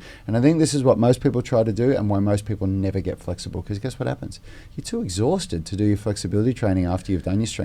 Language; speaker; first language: English; native; English